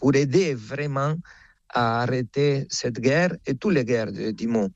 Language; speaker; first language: French; non-native, fluent; Spanish